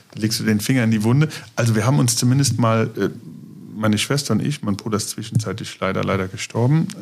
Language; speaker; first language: German; native; German